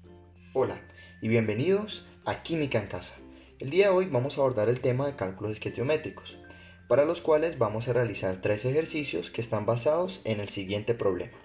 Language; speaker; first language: Spanish; native; Spanish